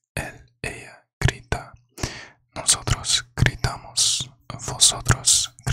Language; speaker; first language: Spanish; non-native, learner; English